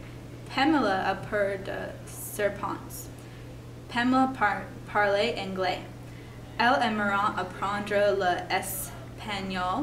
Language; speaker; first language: French; non-native, learner; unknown